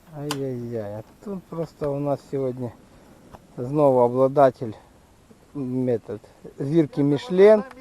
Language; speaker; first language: Ukrainian; native; Ukrainian